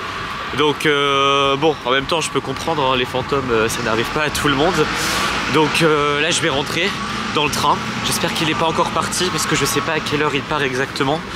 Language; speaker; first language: French; native; French